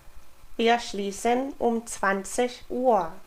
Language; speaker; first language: German; non-native, fluent; English